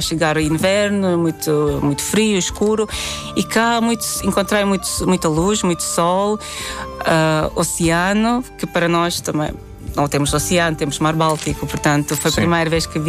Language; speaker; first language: Portuguese; non-native, fluent; Latvian